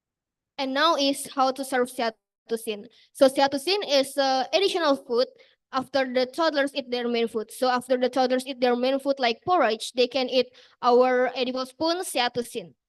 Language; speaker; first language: English; non-native, local second language; Indonesian